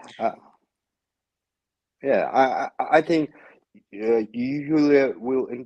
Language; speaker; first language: English; non-native, learner; Yakut